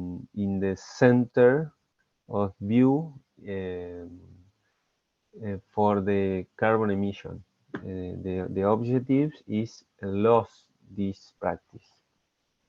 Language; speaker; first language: English; non-native, learner; Spanish